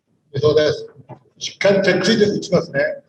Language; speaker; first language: Japanese; native; Japanese